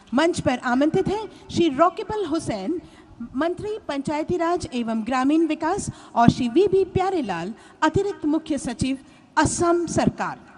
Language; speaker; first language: Hindi; native; Hindi